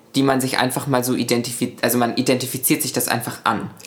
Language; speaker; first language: German; native; German